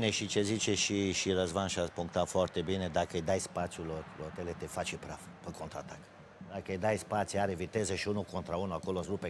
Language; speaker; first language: Romanian; native; Romanian